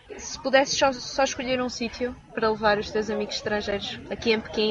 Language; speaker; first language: Portuguese; native; Portuguese